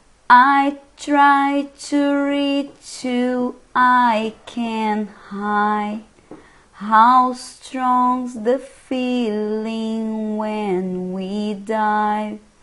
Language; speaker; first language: English; non-native, fluent; Portuguese